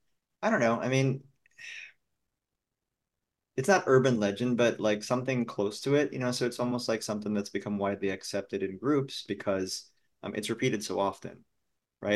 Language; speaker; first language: English; non-native, local second language; Filipino